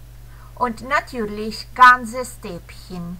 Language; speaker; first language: German; non-native, fluent; Italian